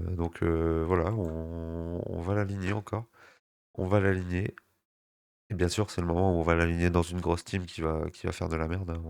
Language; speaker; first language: French; native; French